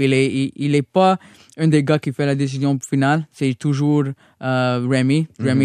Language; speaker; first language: French; non-native, local second language; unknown